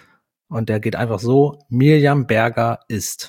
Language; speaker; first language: German; native; German